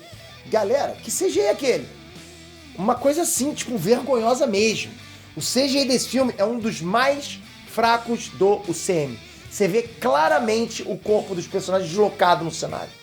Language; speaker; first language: Portuguese; native; Portuguese